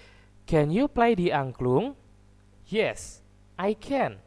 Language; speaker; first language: English; non-native, learner; Indonesian